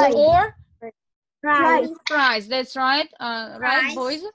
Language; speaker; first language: English; non-native, fluent; Russian